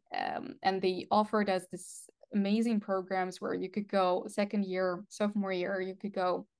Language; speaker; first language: English; non-native, fluent; Russian